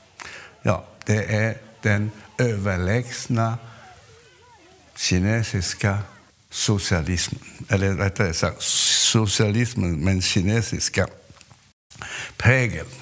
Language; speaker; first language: Swedish; non-native, fluent; Cantonese